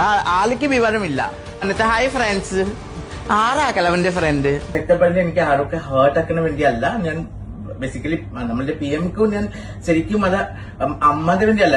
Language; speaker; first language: Malayalam; non-native, fluent; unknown